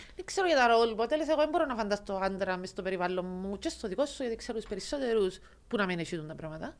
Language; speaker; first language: Greek; native; Greek